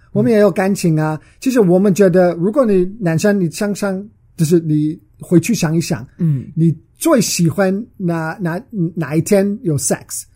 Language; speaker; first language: Chinese; non-native, learner; English